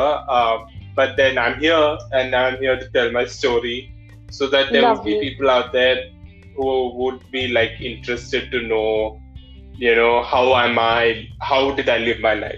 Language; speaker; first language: English; non-native, local second language; Malayalam